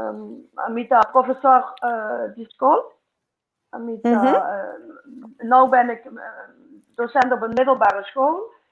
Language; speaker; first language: Dutch; non-native, local second language; Papiamento